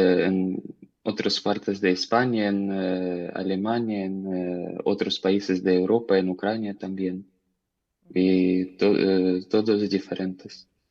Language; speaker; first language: Spanish; non-native, learner; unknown